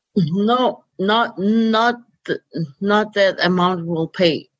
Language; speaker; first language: English; non-native, fluent; Cree